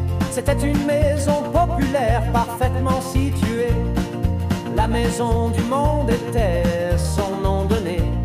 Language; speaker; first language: French; native; French